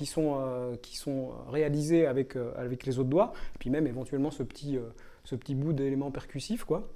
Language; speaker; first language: French; native; French